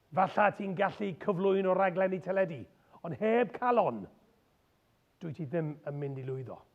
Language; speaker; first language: Welsh; non-native, local second language; English